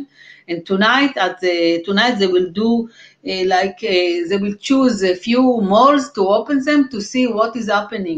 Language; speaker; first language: English; non-native, fluent; Hebrew